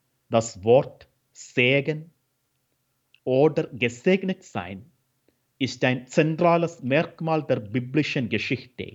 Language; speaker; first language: German; non-native, fluent; Malayalam